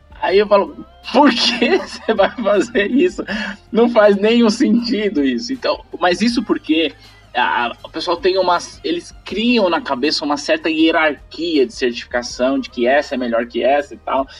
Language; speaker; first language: Portuguese; native; Portuguese